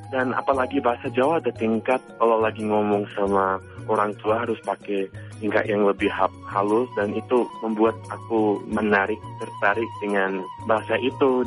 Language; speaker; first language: Indonesian; non-native, fluent; English